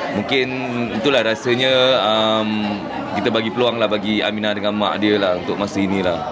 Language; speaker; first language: Malay; native; Malay